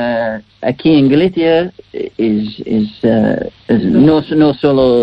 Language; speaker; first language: Spanish; non-native, learner; English